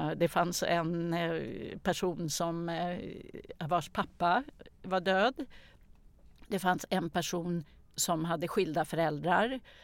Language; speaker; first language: Swedish; native; Swedish